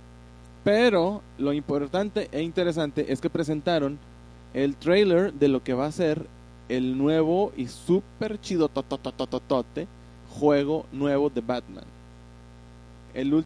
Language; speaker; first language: Spanish; native; Spanish